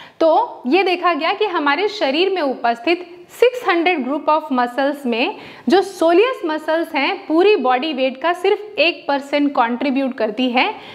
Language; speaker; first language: Hindi; native; Hindi